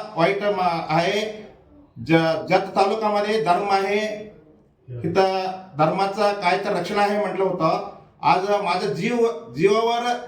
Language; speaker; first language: Marathi; non-native, local second language; Kannada